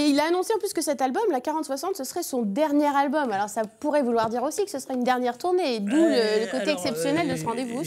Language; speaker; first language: French; native; French